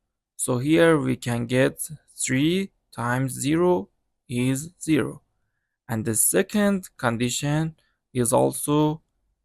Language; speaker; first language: English; non-native, learner; Persian